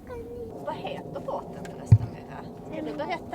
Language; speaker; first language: Swedish; native; Swedish